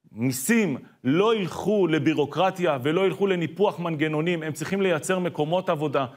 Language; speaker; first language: Hebrew; native; Hebrew